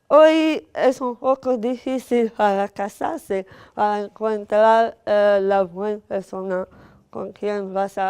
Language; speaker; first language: Spanish; non-native, fluent; Arabic